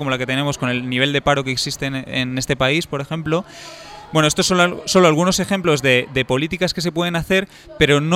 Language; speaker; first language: Spanish; native; Spanish